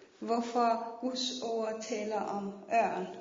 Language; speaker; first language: Danish; non-native, fluent; Persian